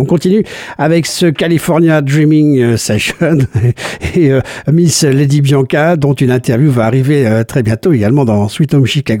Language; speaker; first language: French; native; French